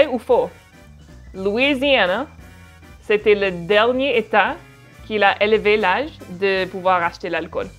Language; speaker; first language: French; non-native, fluent; English